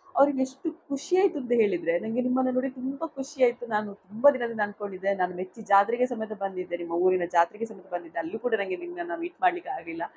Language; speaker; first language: Kannada; non-native, local second language; Tulu